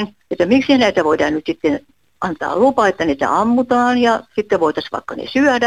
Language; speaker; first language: Finnish; native; Finnish